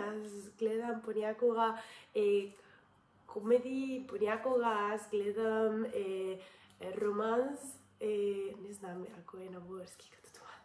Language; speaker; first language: Bulgarian; non-native, learner; Spanish